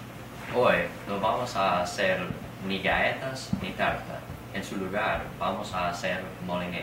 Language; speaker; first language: Spanish; non-native, learner; English